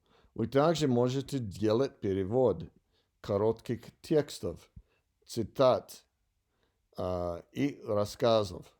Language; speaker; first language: Russian; non-native, learner; English